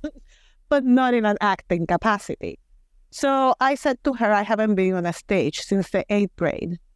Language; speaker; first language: English; non-native, fluent; Spanish